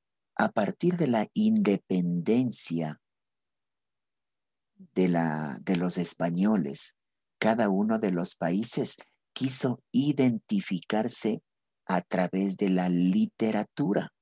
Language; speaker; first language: Spanish; native; Spanish